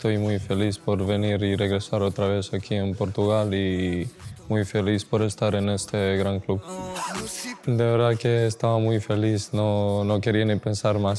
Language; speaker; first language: Spanish; non-native, fluent; Serbian